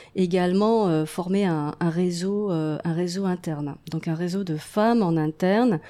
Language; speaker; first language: French; native; French